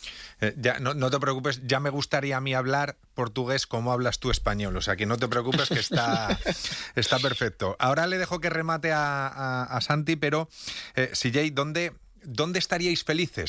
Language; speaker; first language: Spanish; native; Spanish